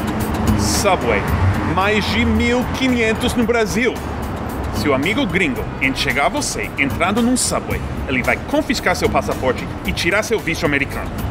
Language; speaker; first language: Portuguese; non-native, fluent; English